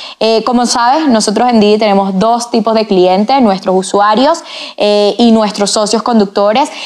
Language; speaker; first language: Spanish; native; Spanish